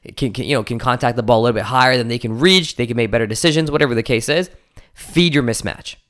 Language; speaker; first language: English; native; English